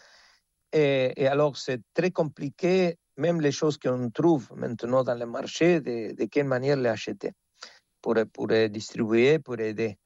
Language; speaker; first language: French; non-native, fluent; Spanish